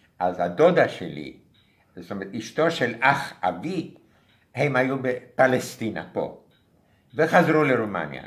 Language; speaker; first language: Hebrew; non-native, fluent; Romanian